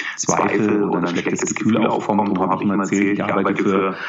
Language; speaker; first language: German; native; German